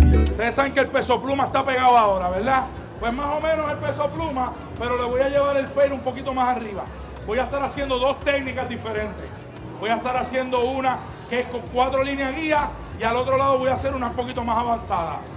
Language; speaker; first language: Spanish; native; Spanish